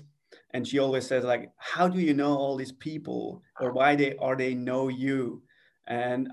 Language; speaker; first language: English; non-native, fluent; Swiss German